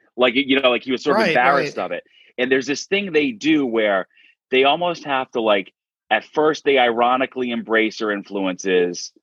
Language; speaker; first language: English; native; English